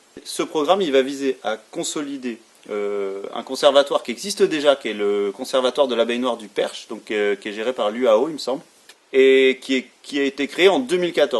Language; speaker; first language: French; native; French